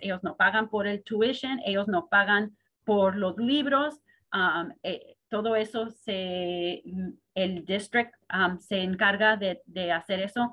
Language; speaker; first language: Spanish; early bilingual, heritage; Spanish